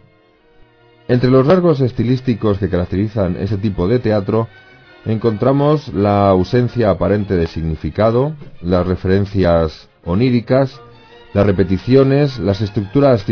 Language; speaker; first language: Spanish; native; Spanish